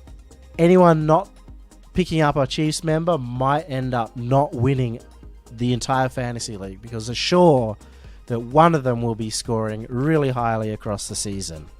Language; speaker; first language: English; native; English